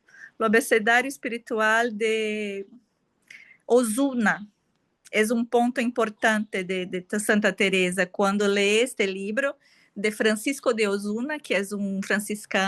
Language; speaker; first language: Spanish; non-native, fluent; Portuguese